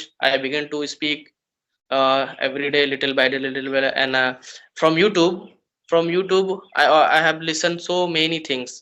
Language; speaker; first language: English; non-native, learner; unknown